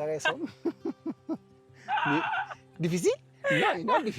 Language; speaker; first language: Spanish; non-native, learner; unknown